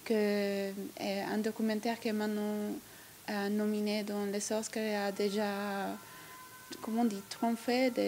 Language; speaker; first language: French; non-native, learner; Italian